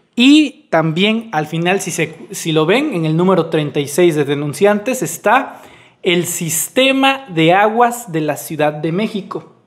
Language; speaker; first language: Spanish; native; Spanish